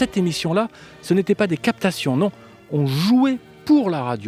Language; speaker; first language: French; native; French